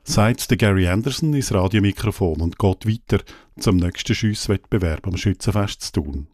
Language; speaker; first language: German; native; German